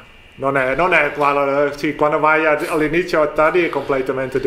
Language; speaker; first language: Italian; non-native, learner; Dutch